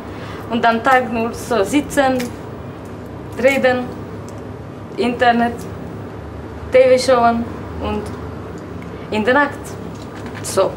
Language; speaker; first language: German; non-native, learner; Romanian